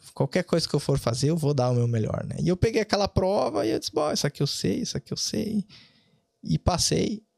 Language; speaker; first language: Portuguese; native; Portuguese